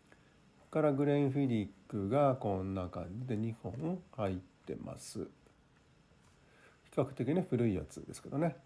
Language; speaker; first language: Japanese; native; Japanese